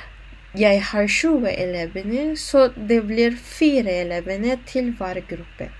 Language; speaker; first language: Norwegian; non-native, learner; Filipino